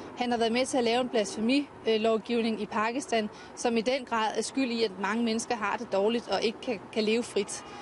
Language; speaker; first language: Danish; native; Danish